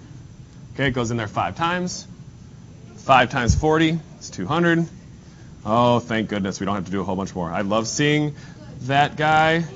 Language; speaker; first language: English; native; English